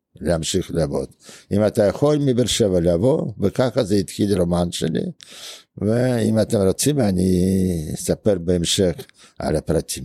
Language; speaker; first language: Hebrew; non-native, fluent; Russian